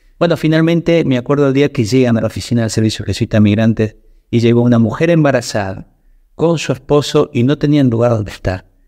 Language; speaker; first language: Spanish; native; Spanish